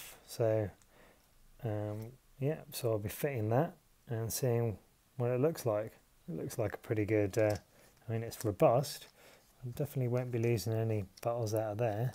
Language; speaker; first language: English; native; English